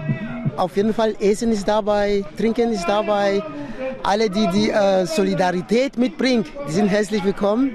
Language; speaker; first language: German; non-native, fluent; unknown